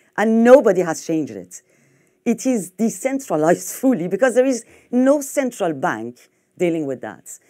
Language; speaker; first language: English; non-native, fluent; French